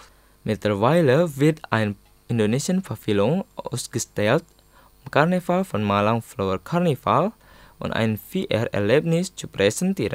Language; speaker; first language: German; non-native, fluent; Indonesian